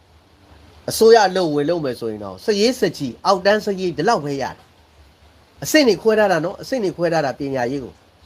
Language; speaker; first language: Burmese; native; Burmese